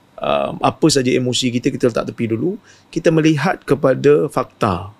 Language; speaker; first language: Malay; native; Malay